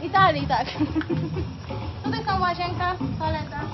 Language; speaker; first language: Polish; non-native, learner; Spanish